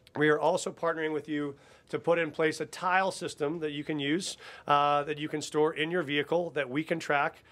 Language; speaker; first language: English; native; English